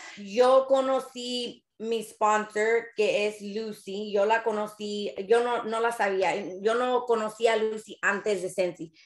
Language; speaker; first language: Spanish; early bilingual, heritage; Spanish